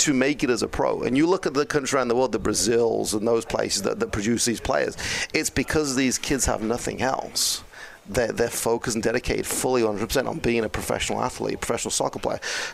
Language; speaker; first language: English; native; English